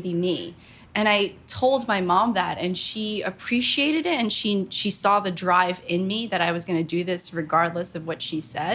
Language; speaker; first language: English; native; English